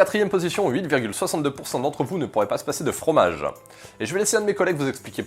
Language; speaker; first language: French; native; French